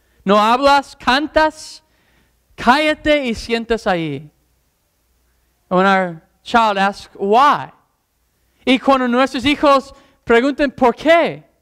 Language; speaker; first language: Spanish; non-native, fluent; English